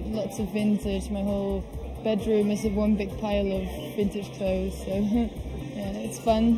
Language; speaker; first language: English; non-native, fluent; Dutch